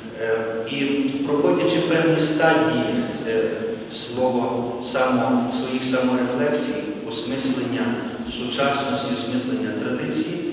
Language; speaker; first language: Ukrainian; native; Ukrainian